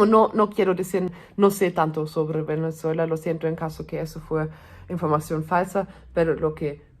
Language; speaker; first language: Spanish; non-native, fluent; German